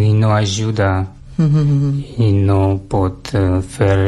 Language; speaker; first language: Catalan; non-native, learner; Russian